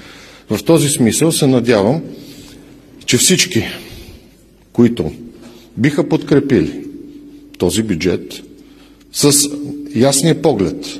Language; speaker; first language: Bulgarian; native; Bulgarian